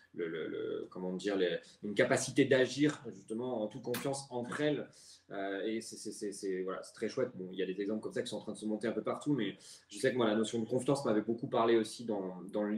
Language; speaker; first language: French; native; French